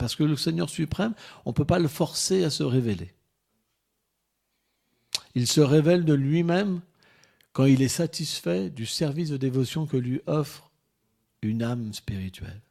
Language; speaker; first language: French; native; French